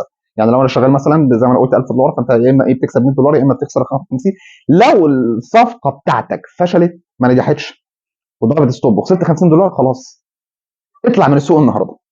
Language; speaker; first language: Arabic; native; Arabic